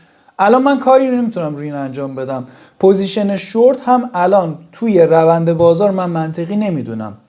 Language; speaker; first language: Persian; native; Persian